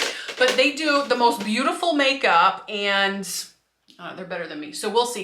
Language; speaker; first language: English; native; English